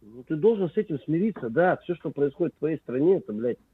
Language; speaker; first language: Russian; native; Russian